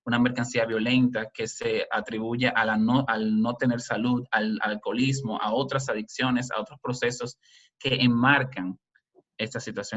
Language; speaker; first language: Spanish; native; Spanish